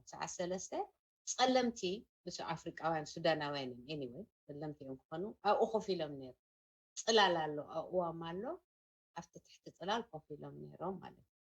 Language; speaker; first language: Tigrinya; native; Tigrinya